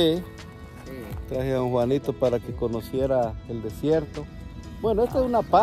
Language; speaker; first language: Spanish; native; Spanish